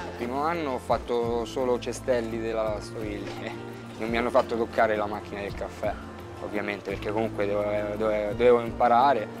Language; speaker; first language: Italian; native; Italian